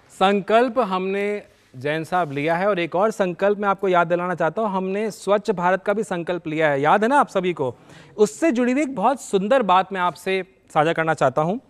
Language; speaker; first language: Hindi; native; Hindi